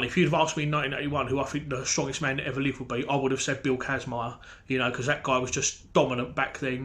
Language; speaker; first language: English; native; English